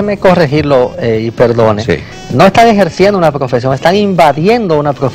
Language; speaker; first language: Spanish; native; Spanish